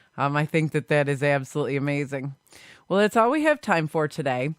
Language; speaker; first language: English; native; English